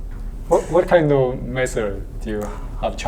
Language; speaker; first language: English; non-native, learner; Chinese